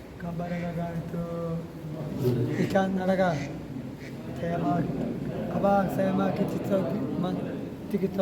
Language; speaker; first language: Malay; non-native, learner; Rohingya